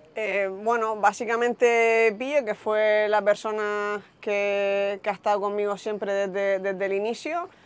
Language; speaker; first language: Spanish; native; Spanish